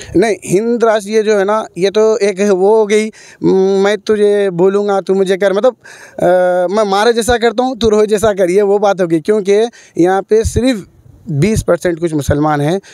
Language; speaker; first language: Hindi; non-native, local second language; Urdu